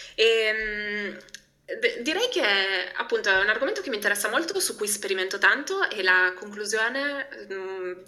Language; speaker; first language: Italian; early bilingual, other home language; Albanian